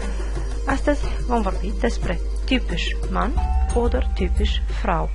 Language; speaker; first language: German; non-native, fluent; Romanian